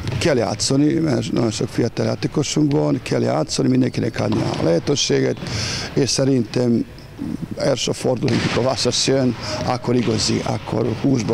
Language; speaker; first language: Hungarian; non-native, fluent; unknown